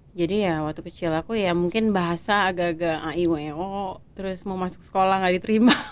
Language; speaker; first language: Indonesian; native; Indonesian